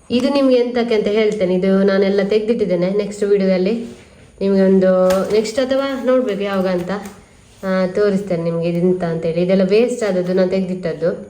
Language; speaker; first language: Kannada; native; Kannada